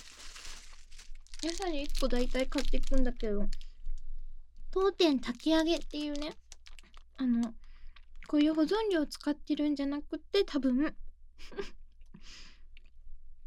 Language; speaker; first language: Japanese; native; Japanese